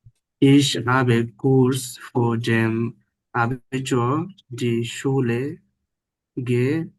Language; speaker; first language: German; non-native, learner; Bangla